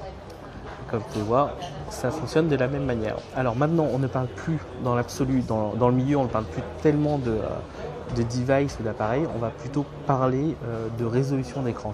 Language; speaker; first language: French; native; French